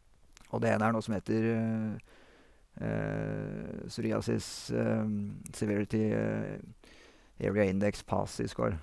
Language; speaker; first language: Norwegian; native; Norwegian